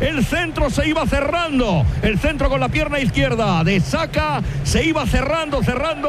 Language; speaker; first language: Spanish; native; Spanish